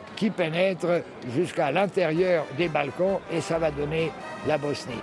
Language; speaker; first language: French; early bilingual, heritage; French